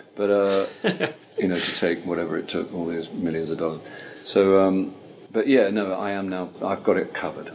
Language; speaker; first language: English; native; English